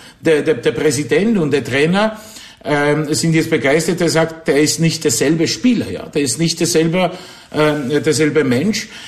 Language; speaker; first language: German; non-native, fluent; Polish